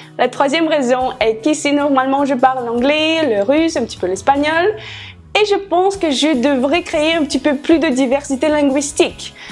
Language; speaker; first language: French; non-native, fluent; Russian